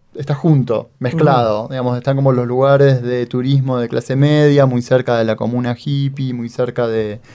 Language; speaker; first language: Spanish; native; Spanish